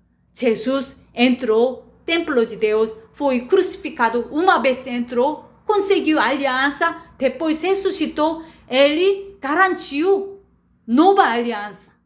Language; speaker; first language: Portuguese; non-native, learner; Korean